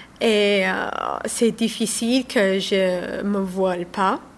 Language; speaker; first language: French; non-native, learner; Somali